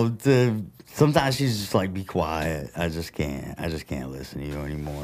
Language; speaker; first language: English; early bilingual, other home language; Russian